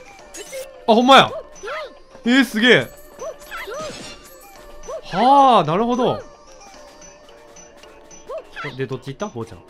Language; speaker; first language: Japanese; native; Japanese